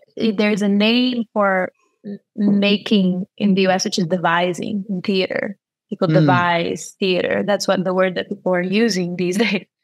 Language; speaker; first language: English; non-native, fluent; Portuguese